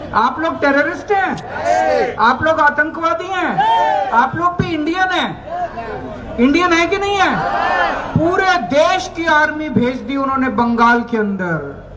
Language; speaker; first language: Hindi; native; Hindi